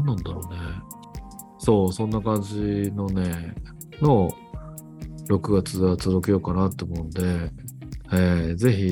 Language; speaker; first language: Japanese; native; Japanese